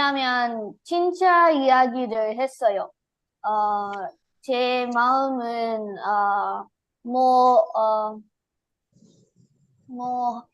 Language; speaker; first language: Korean; non-native, learner; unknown